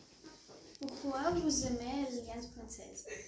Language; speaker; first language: French; non-native, learner; Russian